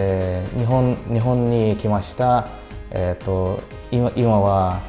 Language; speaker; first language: Japanese; non-native, learner; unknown